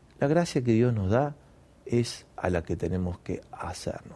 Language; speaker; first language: Spanish; native; Spanish